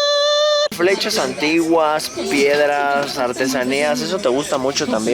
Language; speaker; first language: Spanish; native; Spanish